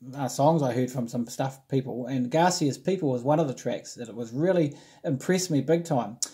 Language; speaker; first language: English; native; English